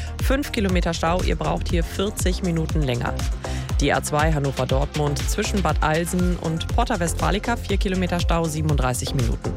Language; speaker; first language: German; native; German